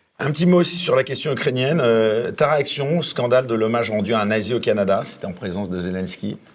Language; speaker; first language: French; native; French